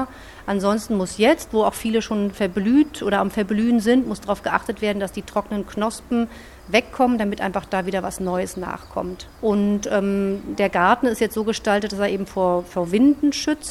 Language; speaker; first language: German; native; German